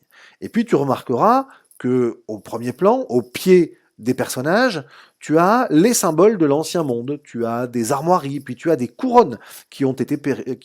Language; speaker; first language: French; native; French